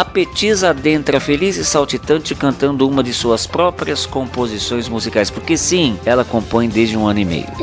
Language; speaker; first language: Portuguese; native; Portuguese